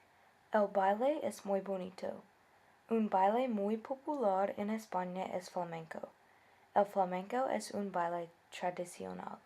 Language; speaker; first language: Spanish; non-native, learner; English